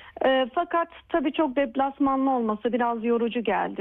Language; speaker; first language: Turkish; native; Turkish